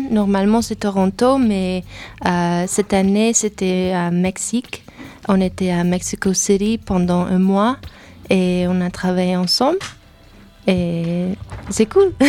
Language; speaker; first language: French; non-native, fluent; English